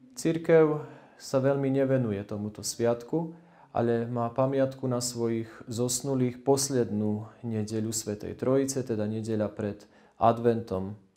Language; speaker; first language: Slovak; native; Slovak